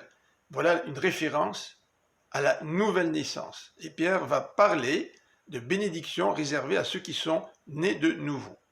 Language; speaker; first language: French; native; French